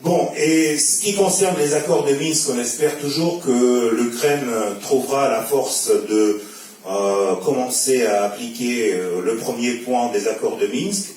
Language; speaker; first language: French; non-native, fluent; Russian